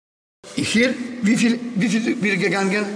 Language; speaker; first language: German; non-native, learner; Polish